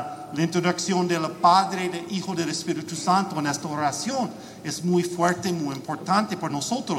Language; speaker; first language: Spanish; non-native, learner; English